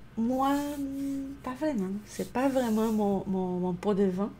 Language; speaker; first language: French; non-native, fluent; Portuguese